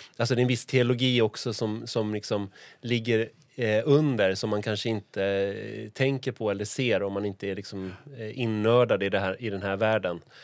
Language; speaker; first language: Swedish; native; Swedish